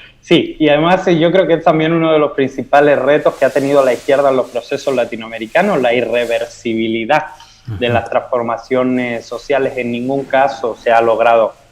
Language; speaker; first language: Spanish; native; Spanish